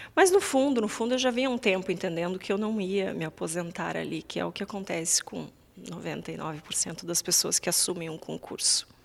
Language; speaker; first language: Portuguese; native; Portuguese